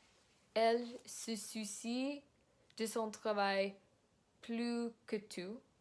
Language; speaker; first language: French; non-native, learner; English